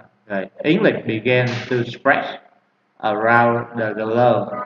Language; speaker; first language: English; non-native, fluent; Vietnamese